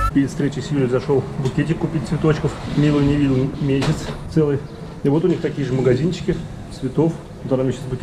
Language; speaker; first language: Russian; native; Russian